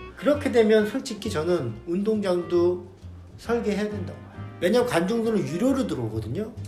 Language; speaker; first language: Korean; native; Korean